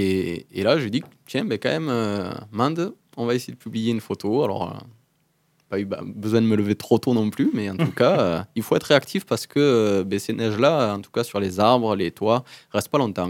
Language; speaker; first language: French; native; French